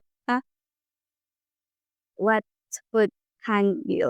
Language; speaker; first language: English; non-native, learner; Indonesian